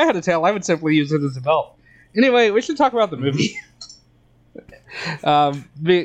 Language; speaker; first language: English; native; English